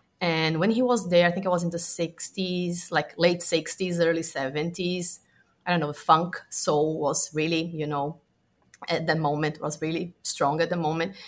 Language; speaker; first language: English; non-native, fluent; Portuguese